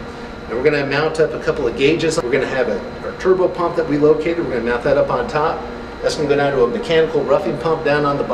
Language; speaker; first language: English; native; English